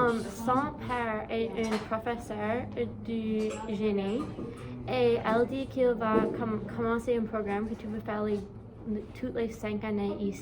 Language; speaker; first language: French; non-native, learner; English